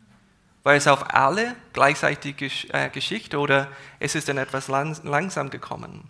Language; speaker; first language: German; non-native, fluent; English